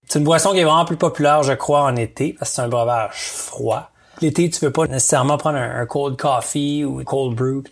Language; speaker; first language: French; native; French